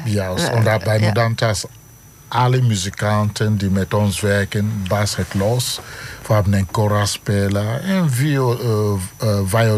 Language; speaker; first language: Dutch; non-native, fluent; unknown